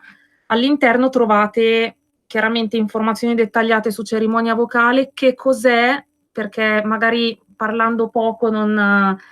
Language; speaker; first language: Italian; native; Italian